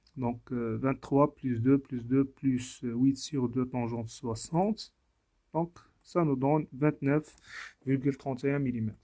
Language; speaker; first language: French; non-native, local second language; Arabic